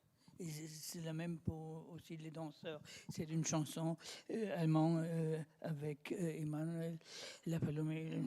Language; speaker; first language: French; non-native, learner; German